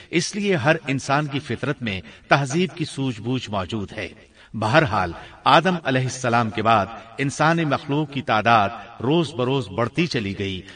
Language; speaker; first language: Urdu; native; Urdu